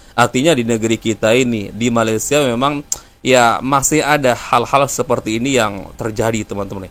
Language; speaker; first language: Indonesian; native; Indonesian